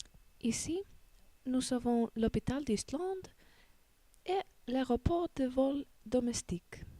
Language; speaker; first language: French; non-native, learner; Icelandic